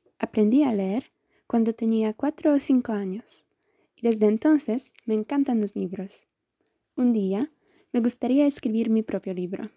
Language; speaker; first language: Spanish; non-native, fluent; Polish